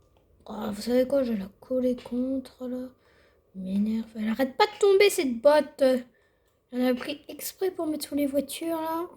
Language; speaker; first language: French; native; French